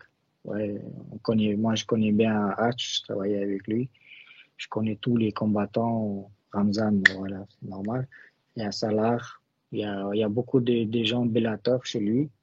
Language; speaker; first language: French; non-native, learner; Russian